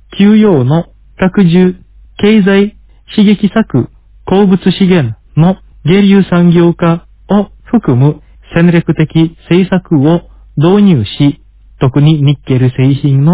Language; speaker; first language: Japanese; non-native, fluent; Indonesian